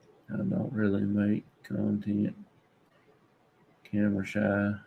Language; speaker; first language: English; native; English